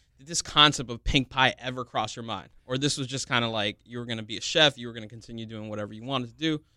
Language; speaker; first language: English; native; English